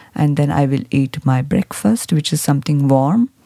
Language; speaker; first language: English; non-native, local second language; Marathi